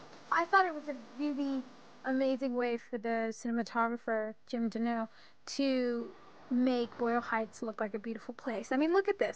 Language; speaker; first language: English; early bilingual, other home language; Spanish